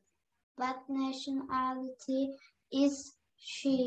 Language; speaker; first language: English; non-native, learner; Turkish